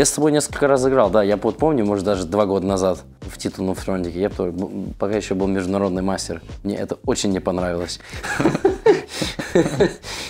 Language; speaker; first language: Russian; early bilingual, heritage; Russian